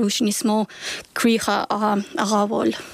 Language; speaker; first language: Irish; non-native, fluent; Ukrainian